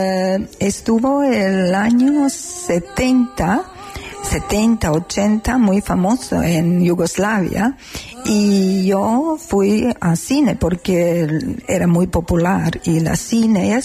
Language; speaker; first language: Spanish; non-native, learner; Serbian